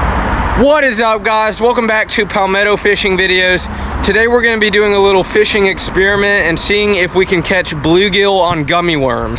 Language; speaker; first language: English; native; English